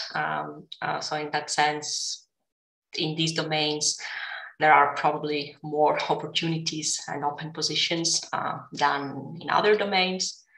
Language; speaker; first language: English; non-native, fluent; Greek